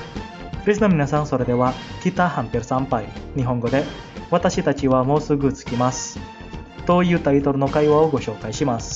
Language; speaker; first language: Japanese; non-native, fluent; Indonesian